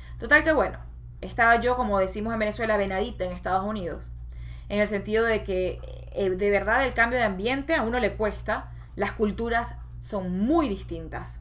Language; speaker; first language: Spanish; native; Spanish